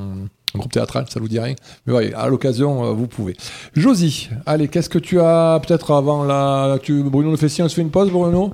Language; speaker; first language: French; native; French